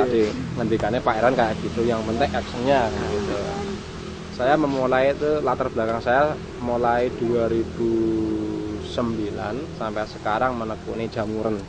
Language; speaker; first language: Indonesian; non-native, local second language; Javanese